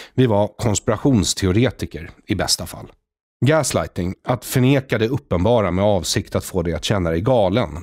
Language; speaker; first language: Swedish; native; Swedish